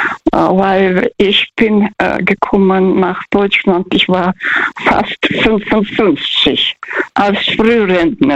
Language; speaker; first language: German; early bilingual, heritage; Russian